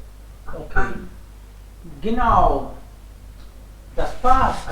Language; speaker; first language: German; non-native, fluent; Hindi